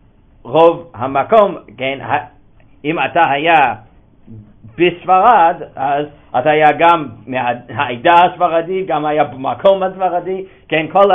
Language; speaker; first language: Hebrew; non-native, fluent; English